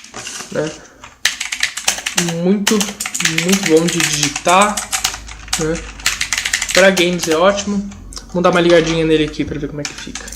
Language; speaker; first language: Portuguese; native; Portuguese